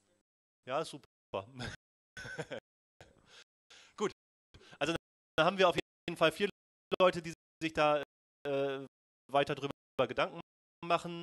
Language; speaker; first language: German; native; German